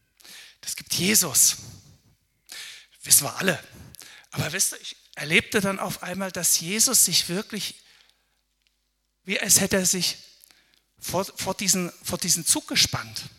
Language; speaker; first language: German; native; German